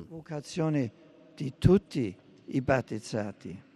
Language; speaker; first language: Italian; non-native, fluent; German